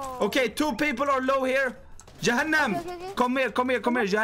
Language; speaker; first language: English; non-native, fluent; Swedish